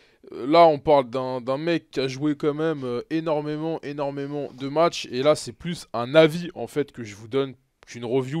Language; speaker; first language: French; native; French